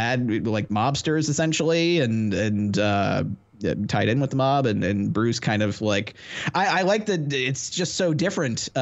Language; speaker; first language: English; native; English